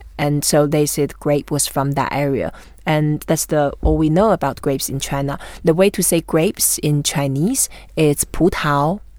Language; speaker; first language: English; non-native, fluent; Chinese